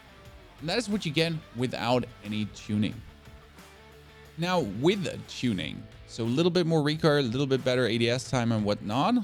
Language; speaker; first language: English; non-native, fluent; German